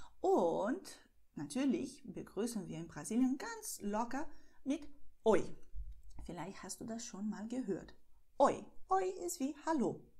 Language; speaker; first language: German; non-native, fluent; Portuguese